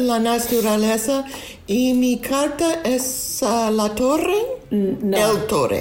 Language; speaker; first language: Spanish; non-native, learner; English